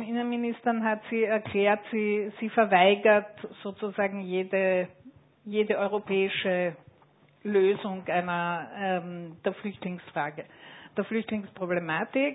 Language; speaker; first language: German; native; German